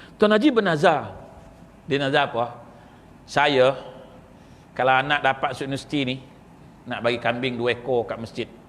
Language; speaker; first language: Malay; native; Malay